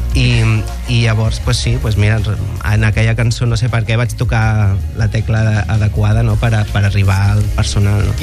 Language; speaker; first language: Catalan; non-native, local second language; Spanish